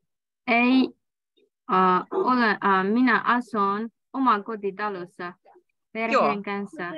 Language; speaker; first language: Finnish; non-native, learner; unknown